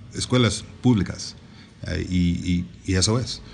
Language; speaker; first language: Spanish; non-native, learner; English